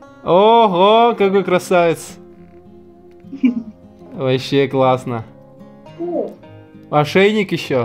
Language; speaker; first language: Russian; native; Russian